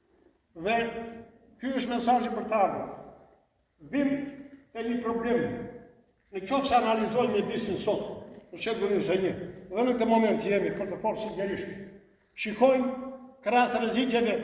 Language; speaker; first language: Albanian; native; Albanian